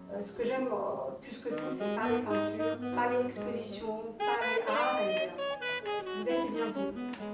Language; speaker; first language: French; non-native, local second language; Arabic